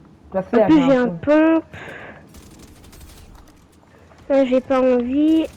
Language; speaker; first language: French; native; French